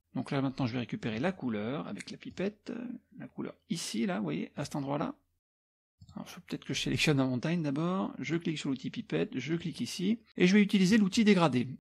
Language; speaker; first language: French; native; French